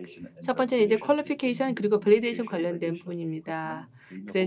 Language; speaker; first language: Korean; native; Korean